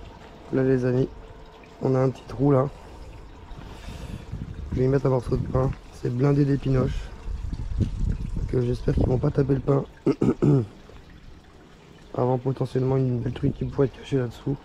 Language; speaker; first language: French; native; French